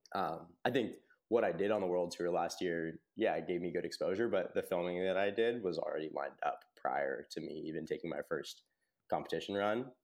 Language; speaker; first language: English; native; English